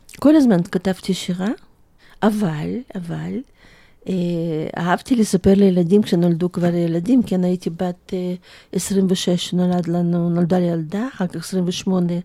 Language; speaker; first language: Hebrew; non-native, fluent; Russian